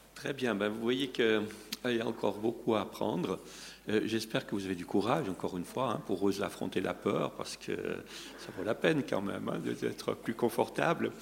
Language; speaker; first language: French; native; French